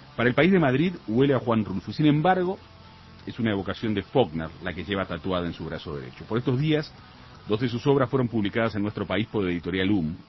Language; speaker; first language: Spanish; native; Spanish